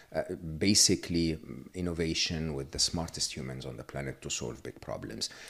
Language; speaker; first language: English; non-native, fluent; Arabic